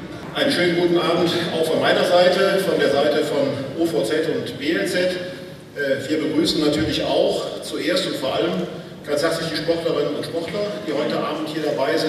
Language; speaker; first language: German; native; German